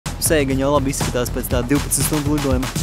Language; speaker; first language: Latvian; native; Latvian